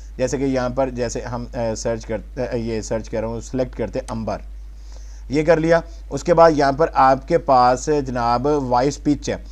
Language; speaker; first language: Urdu; non-native, local second language; Punjabi